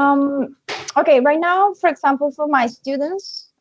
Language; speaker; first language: English; non-native, fluent; Spanish